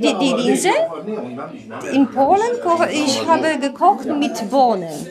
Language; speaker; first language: German; non-native, learner; Polish